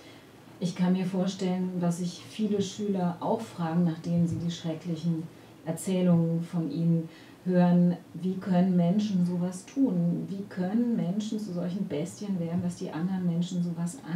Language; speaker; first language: German; native; German